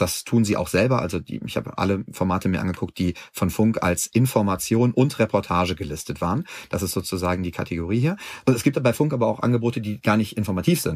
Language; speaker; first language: German; native; German